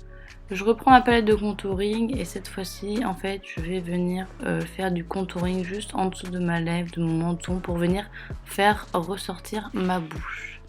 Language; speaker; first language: French; native; French